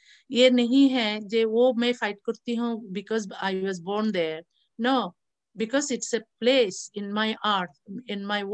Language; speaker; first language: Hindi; non-native, learner; Bangla